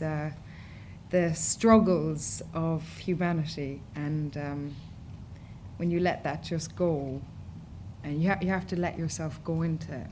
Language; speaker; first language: English; native; English